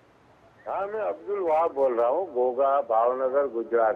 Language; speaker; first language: Hindi; non-native, local second language; Gujarati